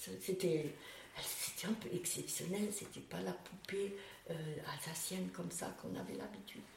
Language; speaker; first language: French; non-native, local second language; Swiss German